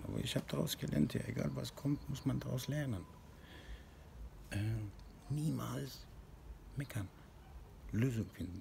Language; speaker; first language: German; non-native, fluent; Persian